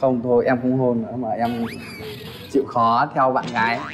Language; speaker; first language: Vietnamese; native; Vietnamese